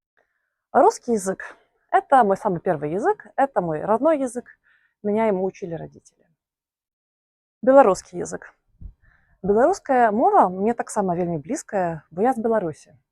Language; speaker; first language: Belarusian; non-native, local second language; Russian